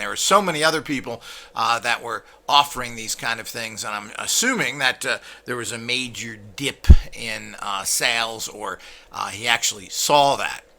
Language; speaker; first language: English; native; English